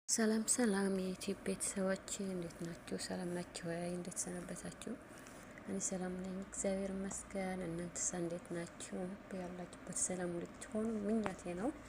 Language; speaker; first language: Amharic; non-native, local second language; Tigrinya